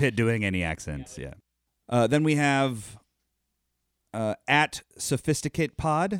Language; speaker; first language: English; native; English